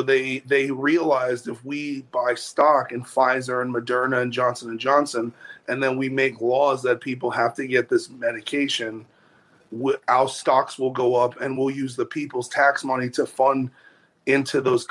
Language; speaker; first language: English; native; English